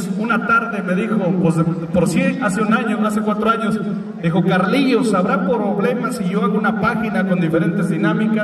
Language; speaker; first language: Spanish; native; Spanish